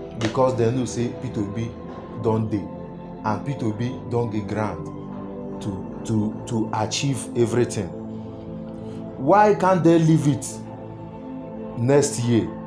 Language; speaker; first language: Nigerian Pidgin; non-native, local second language; Igbo